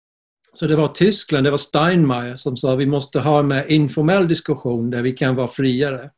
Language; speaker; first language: Swedish; non-native, fluent; English